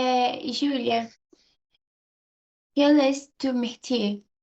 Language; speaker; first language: French; non-native, learner; Portuguese